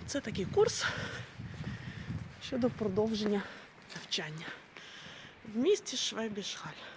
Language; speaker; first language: Ukrainian; native; Ukrainian